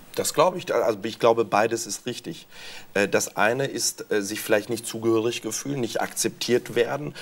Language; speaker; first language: German; early bilingual, other home language; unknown